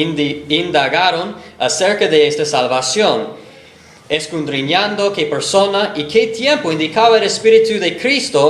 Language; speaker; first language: Spanish; non-native, fluent; English